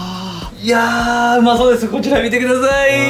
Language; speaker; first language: Japanese; native; Japanese